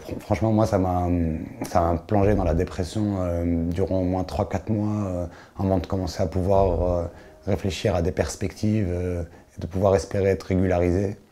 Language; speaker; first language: French; non-native, local second language; Arabic